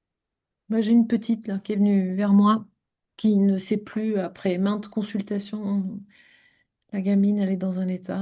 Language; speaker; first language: French; native; French